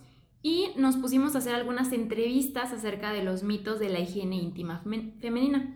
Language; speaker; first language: Spanish; native; Spanish